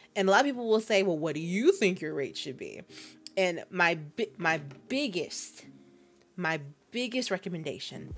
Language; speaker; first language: English; native; English